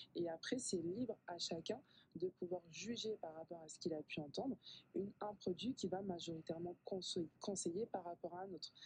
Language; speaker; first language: French; native; French